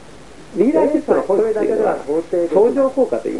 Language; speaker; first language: Japanese; native; Japanese